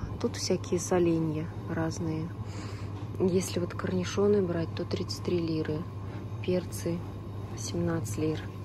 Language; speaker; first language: Russian; native; Russian